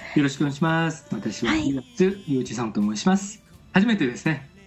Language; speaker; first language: Japanese; non-native, fluent; Korean